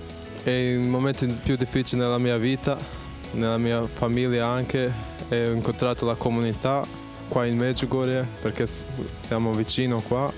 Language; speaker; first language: Italian; non-native, fluent; Bosnian